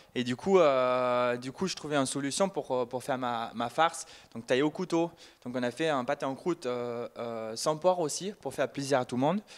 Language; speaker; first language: French; non-native, fluent; German